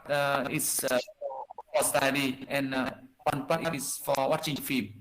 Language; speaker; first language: English; non-native, learner; Vietnamese